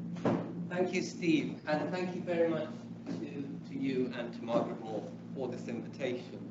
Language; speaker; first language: English; early bilingual, other home language; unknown